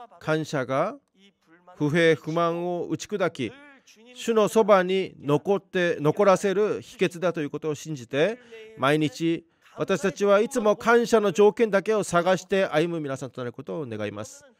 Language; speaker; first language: Japanese; non-native, fluent; Korean